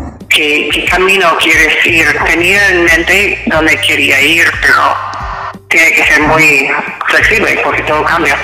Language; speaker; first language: Spanish; non-native, fluent; English